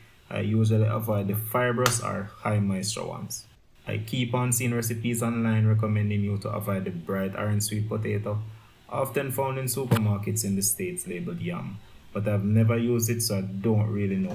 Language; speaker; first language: English; native; English